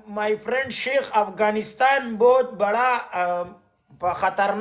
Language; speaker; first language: English; non-native, learner; Pashto